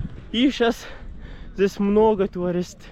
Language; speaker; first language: Russian; non-native, learner; Urdu